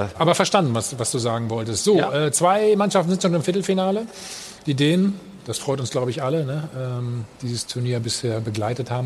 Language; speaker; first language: German; native; German